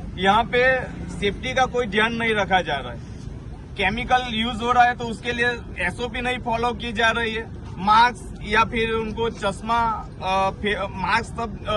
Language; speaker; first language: Hindi; non-native, local second language; Gujarati